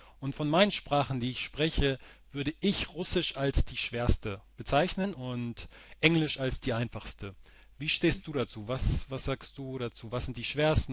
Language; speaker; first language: German; native; German